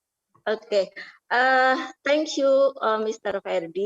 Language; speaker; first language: English; non-native, learner; Indonesian